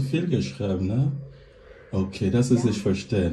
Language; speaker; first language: German; non-native, learner; Lingala